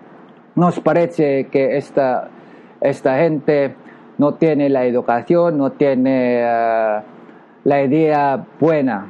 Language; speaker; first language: Spanish; non-native, learner; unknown